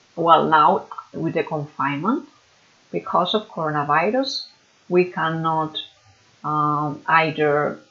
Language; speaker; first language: English; non-native, fluent; Catalan